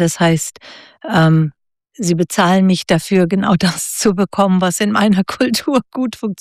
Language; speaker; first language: German; native; German